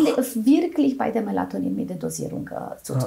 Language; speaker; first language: German; non-native, fluent; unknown